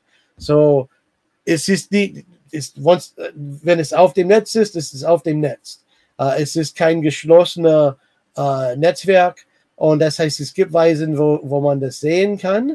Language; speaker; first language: German; non-native, learner; English